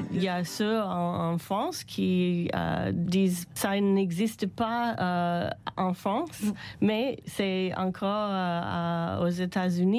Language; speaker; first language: French; non-native, learner; English